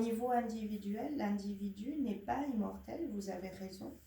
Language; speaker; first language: French; native; French